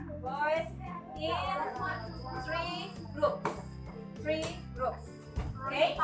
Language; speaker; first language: English; non-native, learner; Indonesian